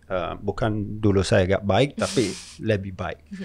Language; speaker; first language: Indonesian; non-native, fluent; English